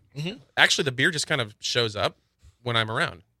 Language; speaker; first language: English; native; English